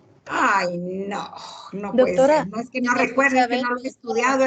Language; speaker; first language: Spanish; native; Spanish